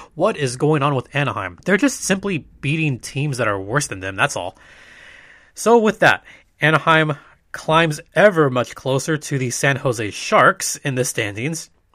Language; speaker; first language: English; native; English